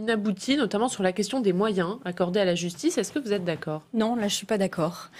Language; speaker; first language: French; native; French